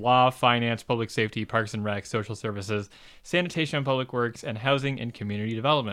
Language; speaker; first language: English; native; English